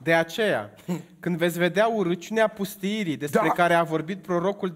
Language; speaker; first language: Romanian; native; Romanian